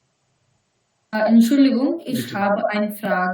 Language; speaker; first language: German; non-native, learner; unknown